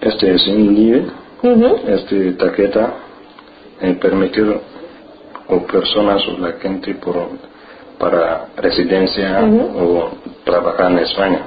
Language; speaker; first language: Spanish; non-native, learner; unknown